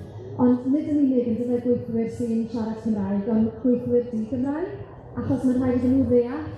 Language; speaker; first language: Welsh; native; Welsh